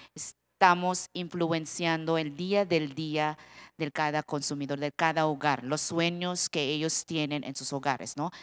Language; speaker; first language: Spanish; non-native, fluent; Filipino